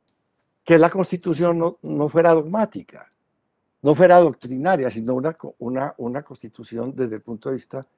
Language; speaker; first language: Spanish; native; Spanish